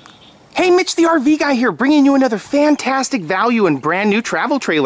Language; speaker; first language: English; native; English